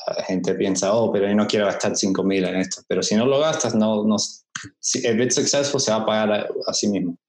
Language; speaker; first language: Spanish; early bilingual, heritage; Spanish